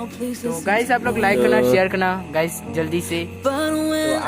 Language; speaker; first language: Hindi; non-native, local second language; Bangla